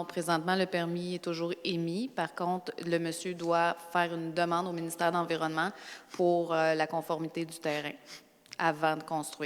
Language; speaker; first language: French; native; French